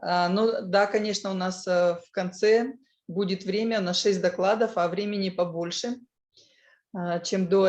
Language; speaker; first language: Russian; native; Russian